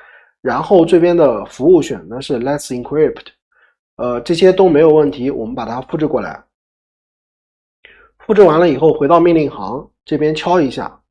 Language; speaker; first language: Chinese; native; Chinese